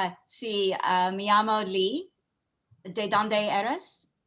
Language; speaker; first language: Spanish; non-native, learner; English